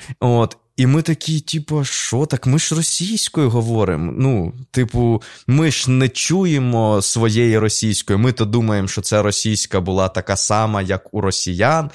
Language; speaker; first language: Ukrainian; non-native, local second language; Russian